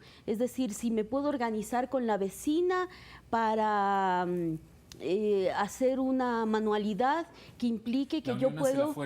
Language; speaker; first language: Spanish; native; Spanish